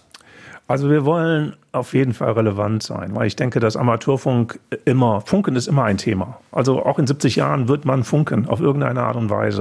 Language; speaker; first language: German; native; German